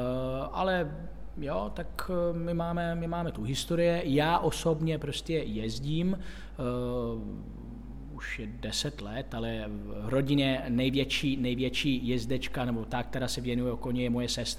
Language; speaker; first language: Czech; non-native, fluent; Italian